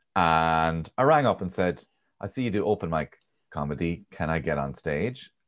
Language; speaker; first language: English; native; English